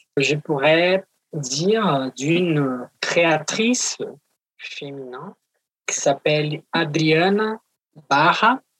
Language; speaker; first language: French; non-native, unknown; Portuguese